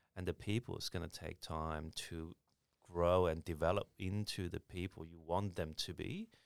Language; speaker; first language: English; early bilingual, other home language; Chinese